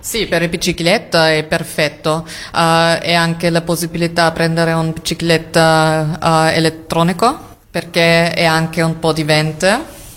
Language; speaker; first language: Italian; non-native, fluent; German